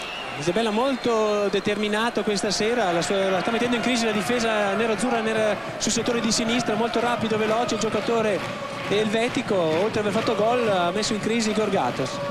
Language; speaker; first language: Italian; native; Italian